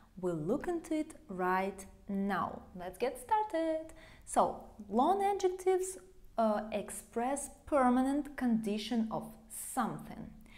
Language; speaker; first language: English; non-native, fluent; Russian